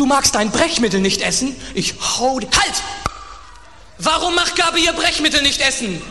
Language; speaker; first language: German; native; German